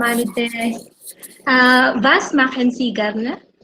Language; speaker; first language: German; non-native, learner; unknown